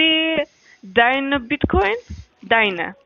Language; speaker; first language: German; non-native, learner; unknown